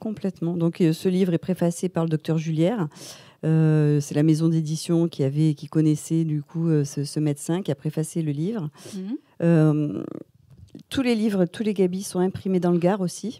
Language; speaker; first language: French; native; French